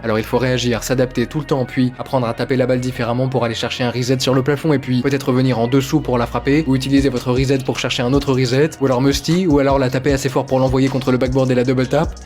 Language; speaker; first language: French; native; French